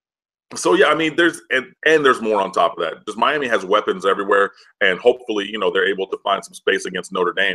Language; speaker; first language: English; native; English